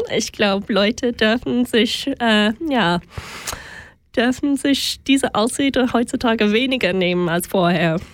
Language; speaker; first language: German; non-native, fluent; English